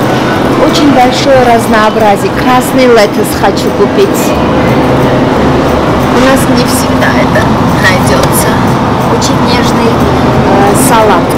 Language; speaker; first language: Russian; non-native, fluent; Armenian